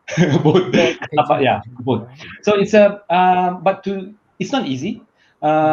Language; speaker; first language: English; non-native, learner; Malay